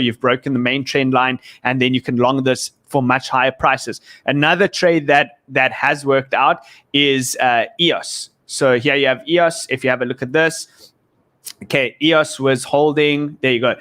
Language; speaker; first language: English; native; English